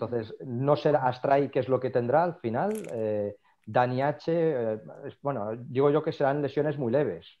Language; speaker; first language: Spanish; native; Spanish